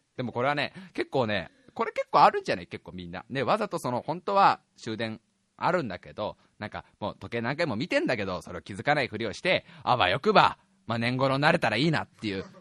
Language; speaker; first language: Japanese; native; Japanese